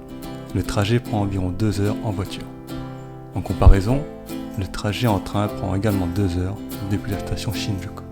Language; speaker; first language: French; native; French